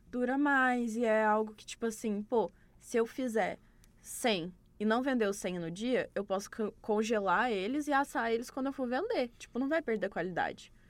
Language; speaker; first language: Portuguese; native; Portuguese